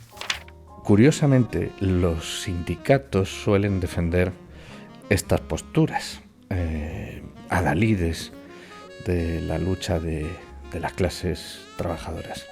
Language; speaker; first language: Spanish; native; Spanish